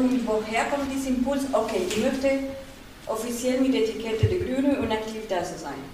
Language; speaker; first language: German; non-native, fluent; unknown